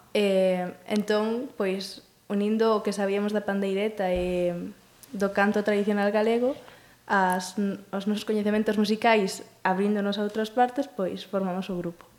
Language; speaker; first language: Galician; native; Galician